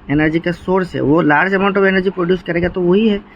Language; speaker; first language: Hindi; non-native, local second language; Assamese